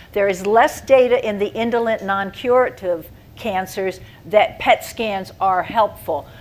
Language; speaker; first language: English; native; English